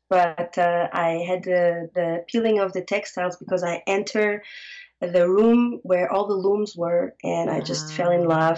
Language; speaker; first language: English; non-native, fluent; Portuguese